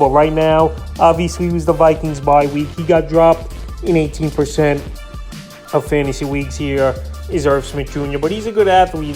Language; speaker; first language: English; native; English